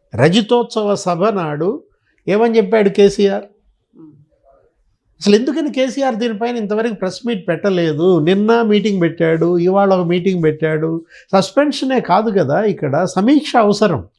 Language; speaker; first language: Telugu; native; Telugu